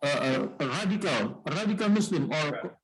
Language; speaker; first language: English; non-native, learner; Indonesian